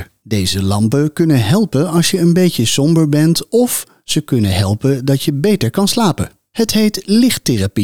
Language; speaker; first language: Dutch; native; Dutch